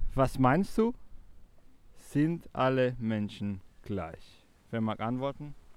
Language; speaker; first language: German; non-native, fluent; Romanian